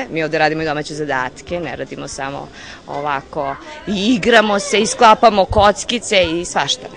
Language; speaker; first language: Croatian; native; Croatian